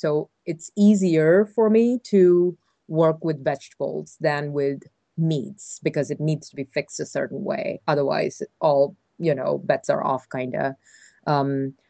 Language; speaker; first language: English; non-native, local second language; Tamil